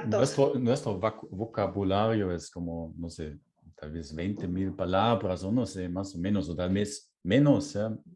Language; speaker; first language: Spanish; non-native, fluent; German